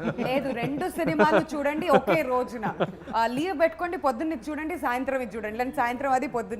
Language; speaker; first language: Telugu; native; Telugu